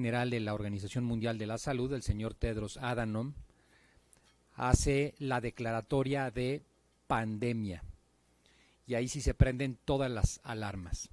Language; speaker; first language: Spanish; native; Spanish